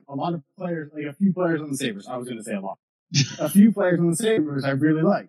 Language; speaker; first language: English; native; English